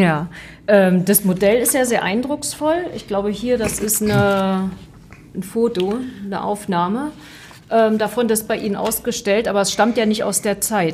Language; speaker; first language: German; native; German